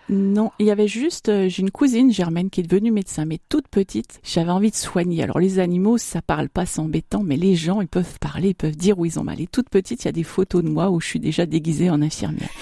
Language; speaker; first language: French; native; French